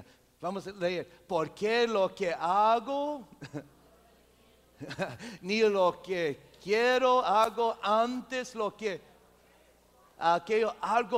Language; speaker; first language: Spanish; non-native, local second language; English